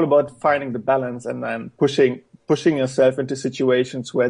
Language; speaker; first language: English; non-native, fluent; German